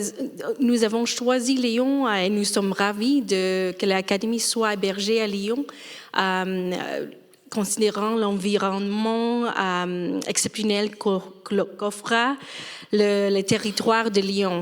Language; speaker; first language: French; non-native, fluent; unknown